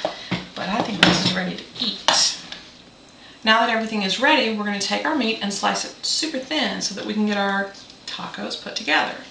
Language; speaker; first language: English; native; English